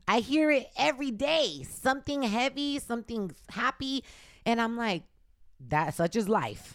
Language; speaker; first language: English; early bilingual, other home language; Spanish